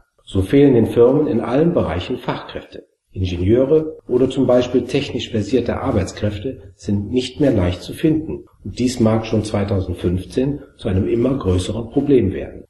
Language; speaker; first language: German; native; German